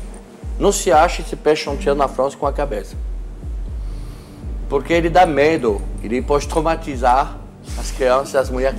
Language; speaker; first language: Portuguese; non-native, fluent; French